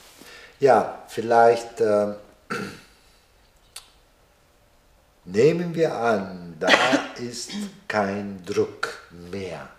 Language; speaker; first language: German; non-native, fluent; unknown